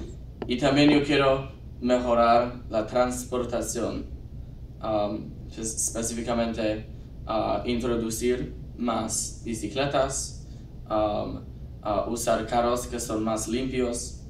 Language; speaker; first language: Spanish; non-native, learner; English